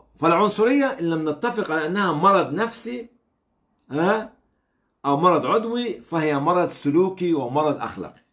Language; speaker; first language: Arabic; native; Arabic